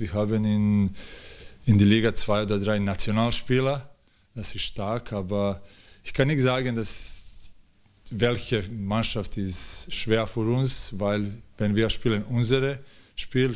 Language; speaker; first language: German; non-native, learner; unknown